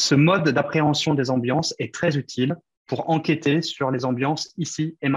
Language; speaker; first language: French; native; French